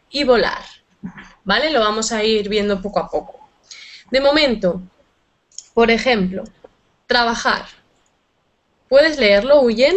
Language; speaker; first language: Spanish; native; Spanish